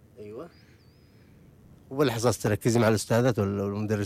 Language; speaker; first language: Arabic; native; Arabic